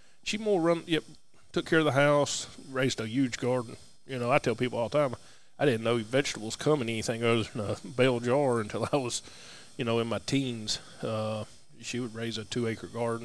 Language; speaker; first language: English; native; English